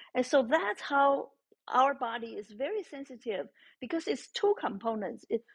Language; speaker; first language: English; non-native, fluent; Chinese